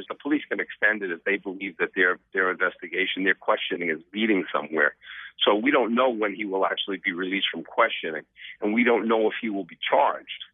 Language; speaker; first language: English; native; English